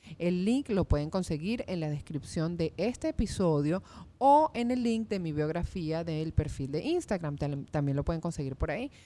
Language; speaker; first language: Spanish; native; Spanish